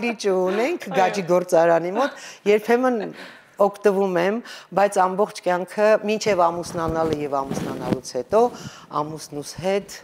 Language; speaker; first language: Armenian; native; Armenian